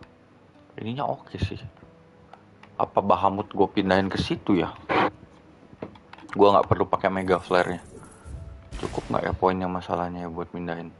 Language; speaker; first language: Indonesian; native; Indonesian